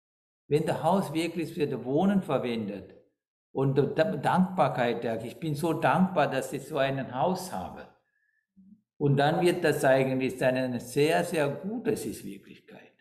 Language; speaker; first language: German; non-native, fluent; Sinhala